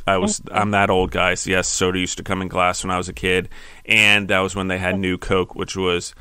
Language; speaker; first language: English; native; English